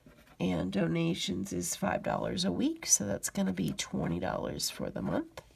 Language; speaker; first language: English; native; English